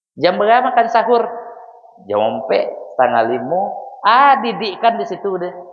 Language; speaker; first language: Malay; non-native, local second language; Minangkabau